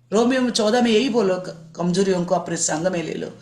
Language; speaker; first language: Hindi; non-native, local second language; Telugu